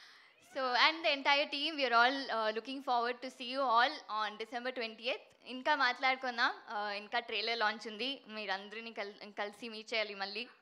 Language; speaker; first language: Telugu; non-native, fluent; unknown